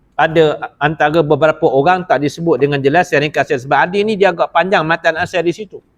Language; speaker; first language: Malay; native; Malay